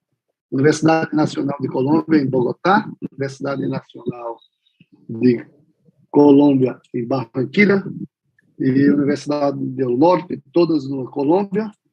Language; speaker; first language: Portuguese; non-native, fluent; Spanish